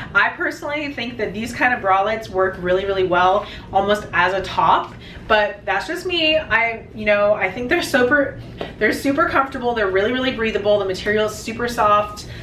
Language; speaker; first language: English; native; English